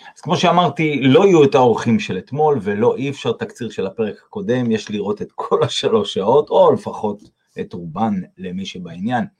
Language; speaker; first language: Hebrew; native; Hebrew